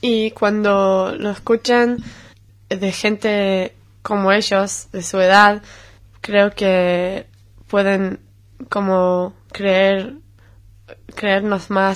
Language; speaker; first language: Spanish; non-native, learner; Hebrew